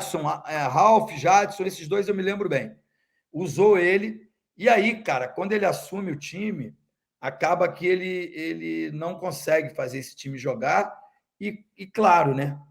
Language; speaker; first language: Portuguese; native; Portuguese